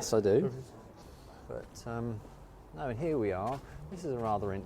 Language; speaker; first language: English; native; English